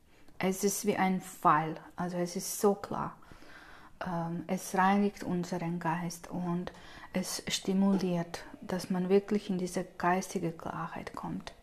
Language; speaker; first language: German; non-native, fluent; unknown